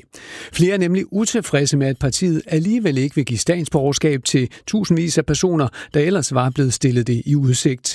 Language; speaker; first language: Danish; native; Danish